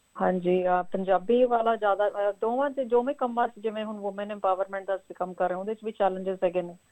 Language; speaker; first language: Punjabi; native; Punjabi